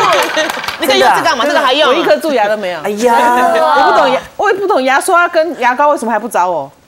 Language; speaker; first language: Chinese; native; Chinese